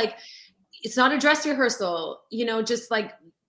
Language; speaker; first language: English; non-native, fluent; French